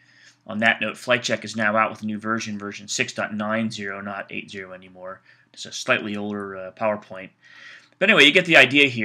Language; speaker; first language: English; native; English